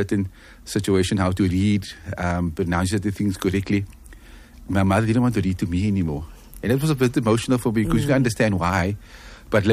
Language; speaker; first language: English; non-native, local second language; Afrikaans